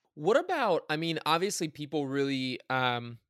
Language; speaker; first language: English; native; English